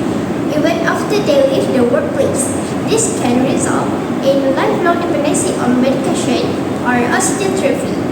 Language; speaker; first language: English; non-native, learner; Malay